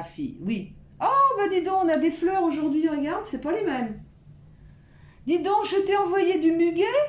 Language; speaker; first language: French; native; French